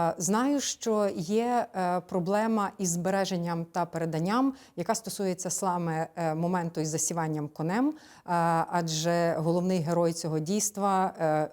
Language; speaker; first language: Ukrainian; native; Ukrainian